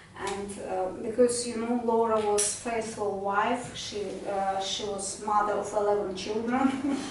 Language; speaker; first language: English; non-native, fluent; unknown